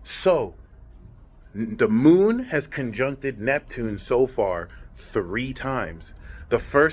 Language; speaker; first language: English; native; English